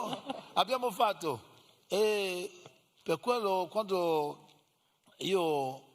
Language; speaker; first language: Italian; non-native, learner; English